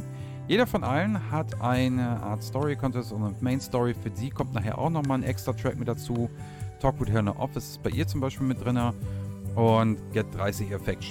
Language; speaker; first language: German; native; German